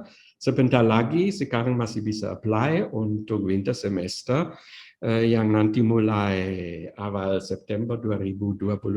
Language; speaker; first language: Indonesian; non-native, fluent; German